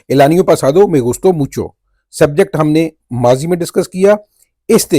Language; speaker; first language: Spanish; non-native, fluent; Urdu